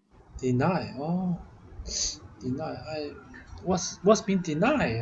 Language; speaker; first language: English; non-native, learner; Vietnamese